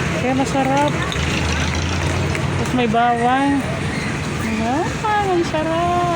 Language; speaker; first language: Filipino; non-native, local second language; Waray